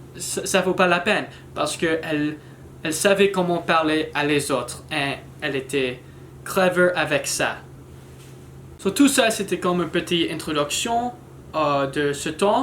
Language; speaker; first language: French; non-native, learner; English